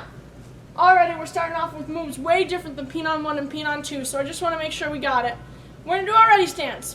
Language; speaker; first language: English; native; English